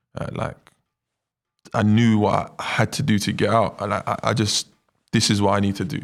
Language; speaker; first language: English; native; English